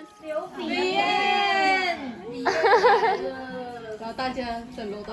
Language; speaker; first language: Chinese; native; Chinese